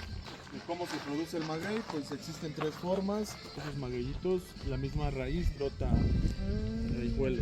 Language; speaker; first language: Spanish; native; Spanish